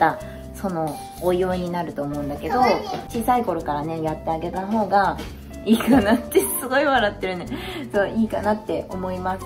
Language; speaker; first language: Japanese; native; Japanese